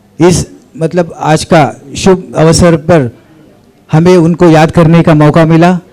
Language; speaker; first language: Hindi; non-native, local second language; Tulu